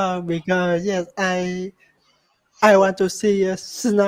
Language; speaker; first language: English; non-native, learner; Vietnamese